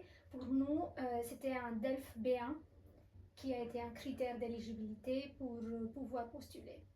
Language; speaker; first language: French; non-native, fluent; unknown